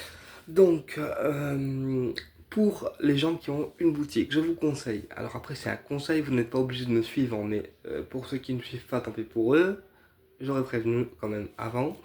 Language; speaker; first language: French; native; French